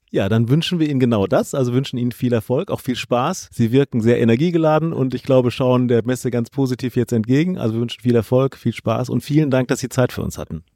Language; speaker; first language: German; native; German